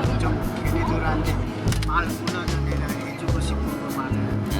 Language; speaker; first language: Korean; non-native, learner; Nepali